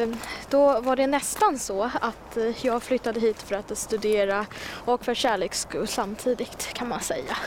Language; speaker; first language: Swedish; non-native, fluent; Chinese